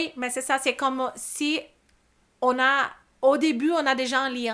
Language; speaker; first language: French; non-native, learner; Portuguese